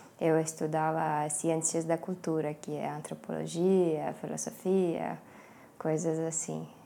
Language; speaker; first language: Portuguese; non-native, fluent; Estonian